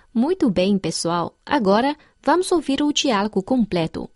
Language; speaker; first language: Portuguese; non-native, fluent; Chinese